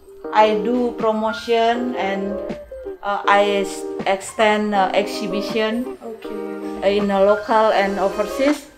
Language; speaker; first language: English; non-native, learner; Indonesian